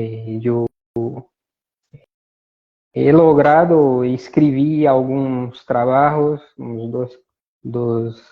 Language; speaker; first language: Spanish; non-native, fluent; Portuguese